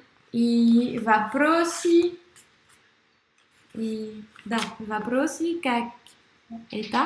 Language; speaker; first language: Russian; non-native, learner; French